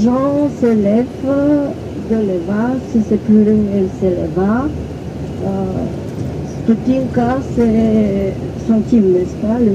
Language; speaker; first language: French; non-native, fluent; Bulgarian